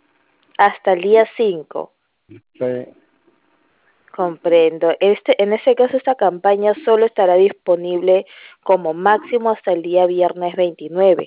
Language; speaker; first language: Spanish; native; Spanish